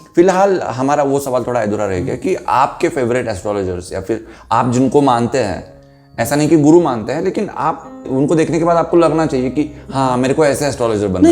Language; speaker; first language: Hindi; non-native, local second language; Marathi